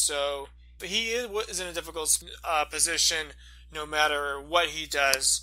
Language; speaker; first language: English; native; English